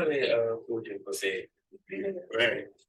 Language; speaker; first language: French; non-native, learner; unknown